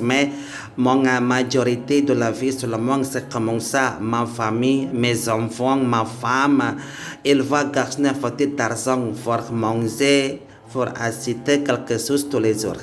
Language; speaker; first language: French; non-native, learner; Indonesian